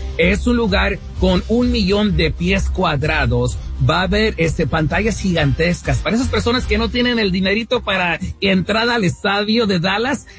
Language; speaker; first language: Spanish; early bilingual, heritage; Spanish